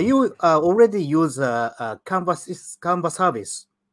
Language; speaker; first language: English; non-native, learner; Japanese